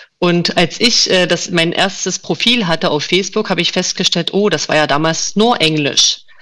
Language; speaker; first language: German; non-native, local second language; Upper Sorbian